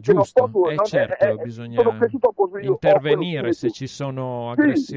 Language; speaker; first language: Italian; native; Italian